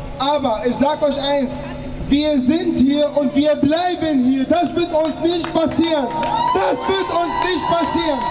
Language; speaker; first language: German; early bilingual, other home language; Arabic